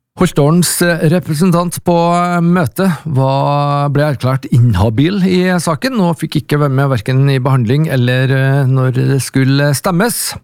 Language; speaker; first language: Norwegian; native; Norwegian